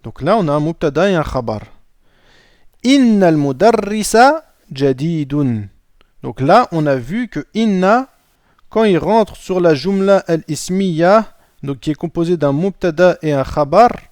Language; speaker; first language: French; native; French